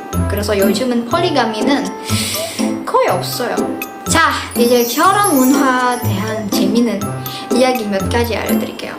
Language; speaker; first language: Korean; non-native, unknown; Indonesian